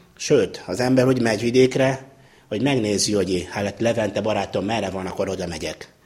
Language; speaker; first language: Hungarian; non-native, fluent; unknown